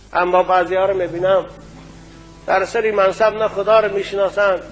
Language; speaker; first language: Persian; native; Persian